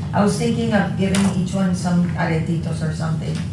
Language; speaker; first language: English; early bilingual, other home language; Spanish